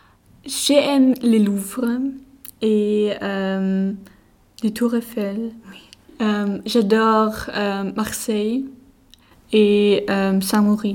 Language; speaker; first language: French; non-native, learner; German